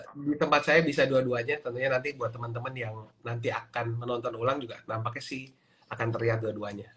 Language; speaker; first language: Indonesian; native; Indonesian